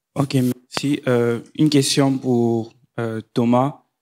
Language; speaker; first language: French; non-native, fluent; English